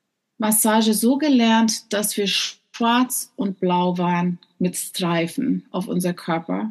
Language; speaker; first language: German; non-native, fluent; English